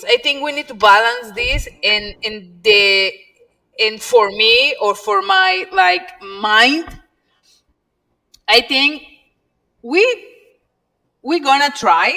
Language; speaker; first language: English; non-native, learner; Spanish